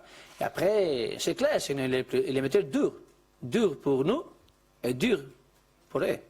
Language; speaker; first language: French; non-native, learner; Spanish